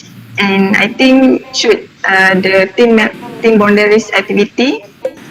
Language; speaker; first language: English; non-native, learner; Malay